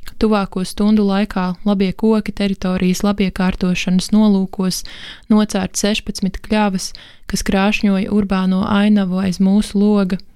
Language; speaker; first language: Latvian; native; Latvian